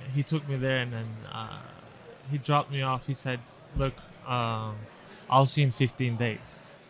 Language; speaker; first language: English; non-native, fluent; Turkish